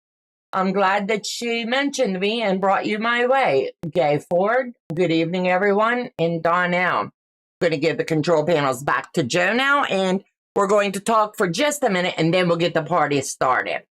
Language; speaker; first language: English; native; English